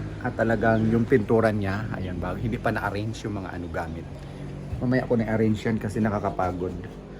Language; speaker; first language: Filipino; native; Filipino